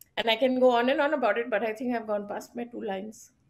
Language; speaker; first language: English; non-native, local second language; Gujarati